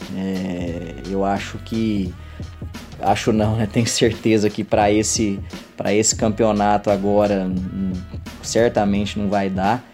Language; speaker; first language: Portuguese; native; Portuguese